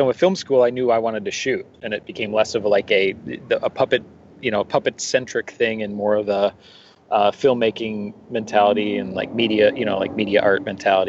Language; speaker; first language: English; native; English